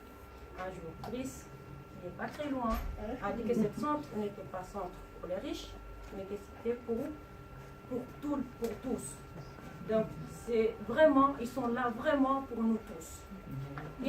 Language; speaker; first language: French; non-native, learner; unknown